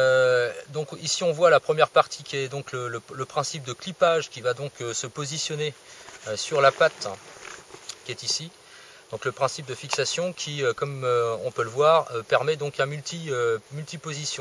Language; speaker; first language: French; native; French